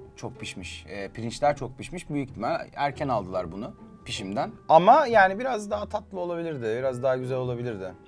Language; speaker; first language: Turkish; native; Turkish